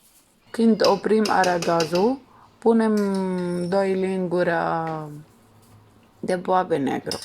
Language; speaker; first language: Romanian; non-native, learner; Arabic